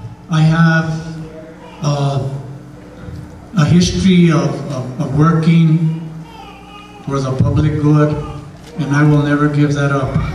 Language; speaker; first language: English; native; English